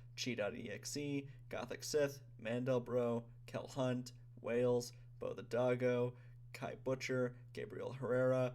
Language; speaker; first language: English; native; English